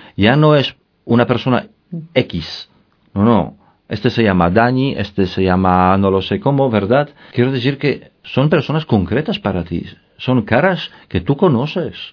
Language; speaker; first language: Spanish; non-native, fluent; Polish